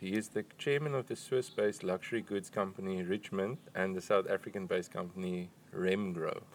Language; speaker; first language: English; non-native, local second language; Afrikaans